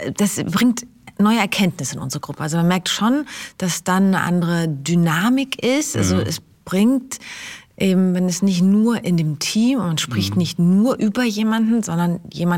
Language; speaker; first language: German; native; German